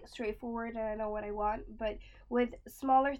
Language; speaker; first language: English; non-native, fluent; Swedish